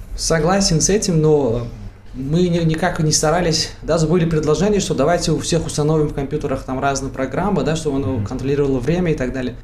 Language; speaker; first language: Russian; non-native, local second language; Tajik